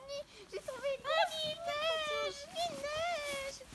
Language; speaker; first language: French; early bilingual, other home language; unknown